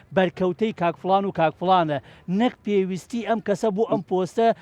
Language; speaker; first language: Central Kurdish; native; Central Kurdish